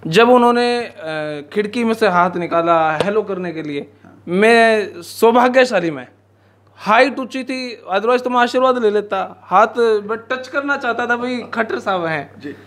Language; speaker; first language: Hindi; native; Hindi